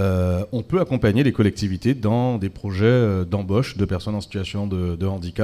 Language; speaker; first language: French; native; French